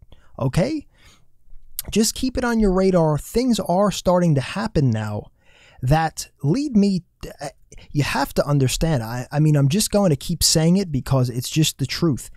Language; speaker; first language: English; native; English